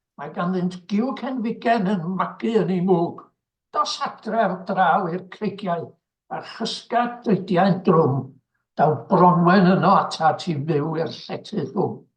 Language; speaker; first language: Welsh; native; Welsh